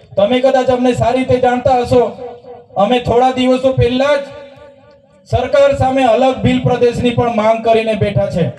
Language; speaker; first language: Gujarati; non-native, local second language; Vasavi